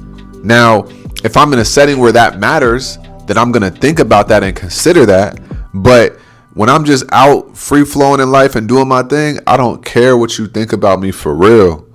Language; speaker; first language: English; native; English